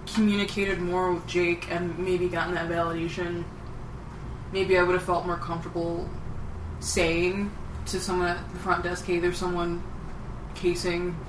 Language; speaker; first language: English; native; English